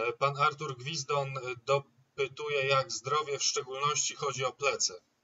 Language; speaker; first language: Polish; native; Polish